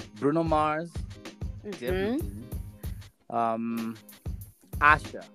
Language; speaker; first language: English; non-native, local second language; Shona